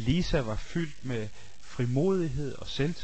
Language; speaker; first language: Danish; native; Danish